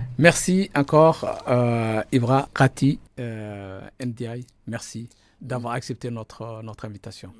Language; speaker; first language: French; non-native, local second language; Somali